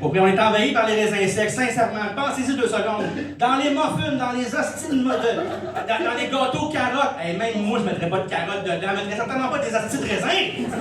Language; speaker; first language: French; native; French